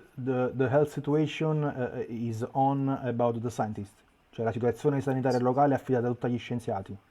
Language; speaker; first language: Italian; native; Italian